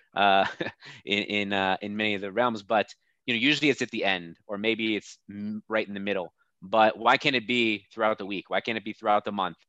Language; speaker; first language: English; native; English